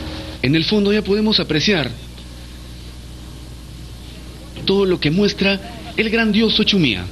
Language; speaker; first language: Spanish; native; Spanish